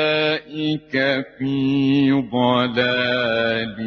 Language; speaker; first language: Arabic; native; Arabic